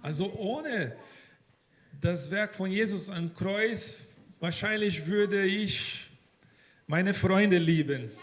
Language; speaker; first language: German; non-native, fluent; Portuguese